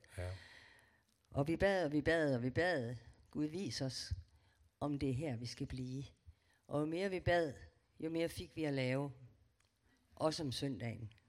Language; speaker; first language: Danish; native; Danish